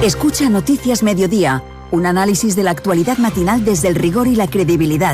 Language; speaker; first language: Spanish; native; Spanish